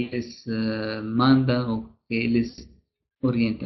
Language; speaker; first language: Portuguese; non-native, fluent; Arabic